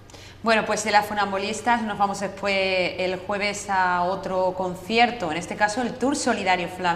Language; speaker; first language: Spanish; native; Spanish